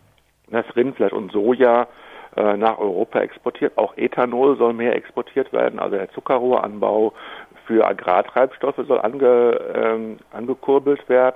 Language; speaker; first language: German; native; German